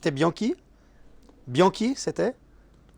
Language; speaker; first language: French; native; French